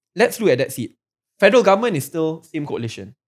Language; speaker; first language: English; non-native, local second language; Malay